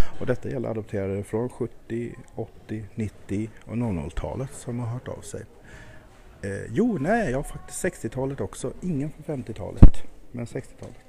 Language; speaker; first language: Swedish; native; Swedish